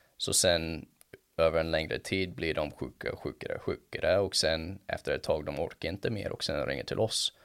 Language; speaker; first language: Swedish; non-native, fluent; English